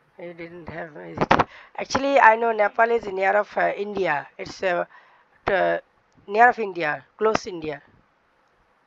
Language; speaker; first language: English; non-native, learner; Bangla